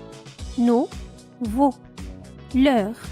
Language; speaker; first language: French; non-native, fluent; Spanish